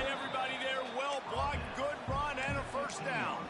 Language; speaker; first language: English; native; English